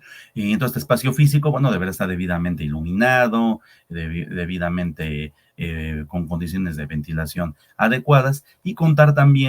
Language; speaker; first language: Spanish; native; Spanish